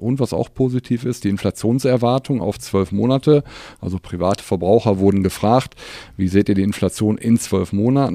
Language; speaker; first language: German; native; German